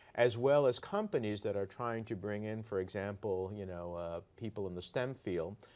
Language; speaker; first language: English; early bilingual, other home language; Spanish